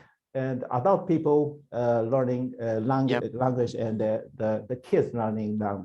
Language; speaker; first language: English; non-native, learner; Chinese